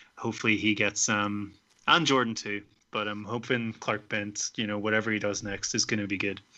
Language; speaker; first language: English; native; English